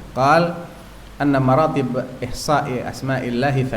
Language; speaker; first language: Arabic; non-native, fluent; Indonesian